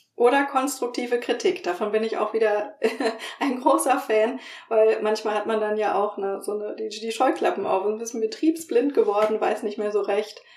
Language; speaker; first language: German; native; German